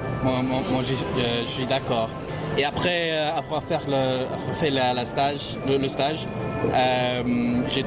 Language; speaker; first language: French; non-native, fluent; English